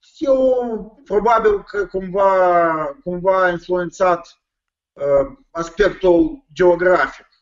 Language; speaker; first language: Romanian; non-native, local second language; Russian